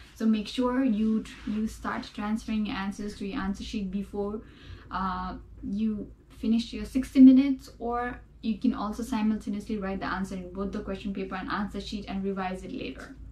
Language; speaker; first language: English; non-native, local second language; Nepali